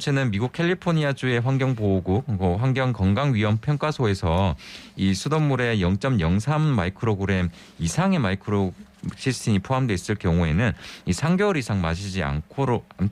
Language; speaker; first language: Korean; native; Korean